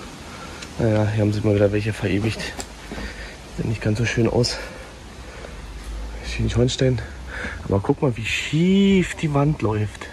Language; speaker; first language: German; native; German